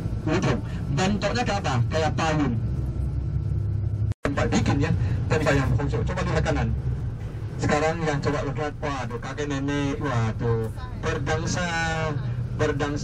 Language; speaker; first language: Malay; non-native, fluent; Chinese